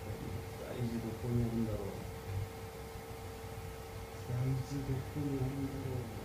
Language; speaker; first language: Japanese; non-native, fluent; Korean